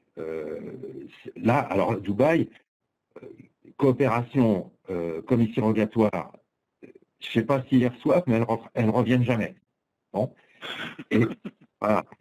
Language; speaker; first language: French; native; French